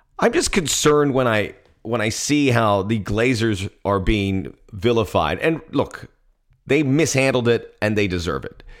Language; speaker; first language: English; early bilingual, other home language; Spanish